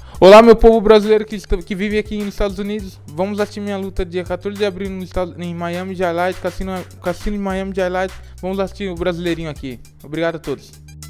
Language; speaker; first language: Portuguese; native; Portuguese